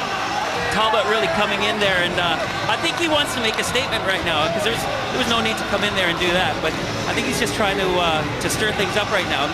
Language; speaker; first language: English; native; English